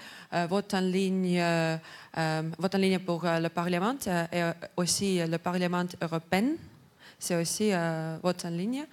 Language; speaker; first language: French; non-native, learner; Estonian